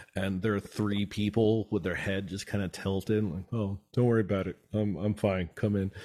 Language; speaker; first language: English; native; English